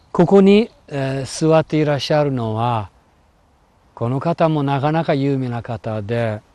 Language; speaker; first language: Japanese; non-native, fluent; English